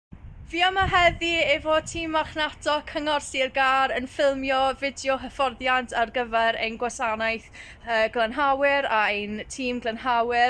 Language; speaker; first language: Welsh; non-native, local second language; English